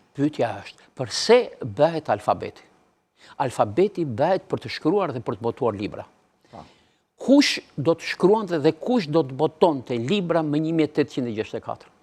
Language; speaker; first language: Albanian; native; Albanian